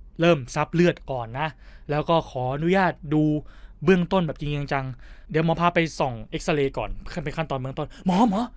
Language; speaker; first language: Thai; native; Thai